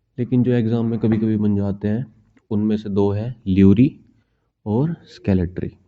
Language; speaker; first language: Hindi; native; Hindi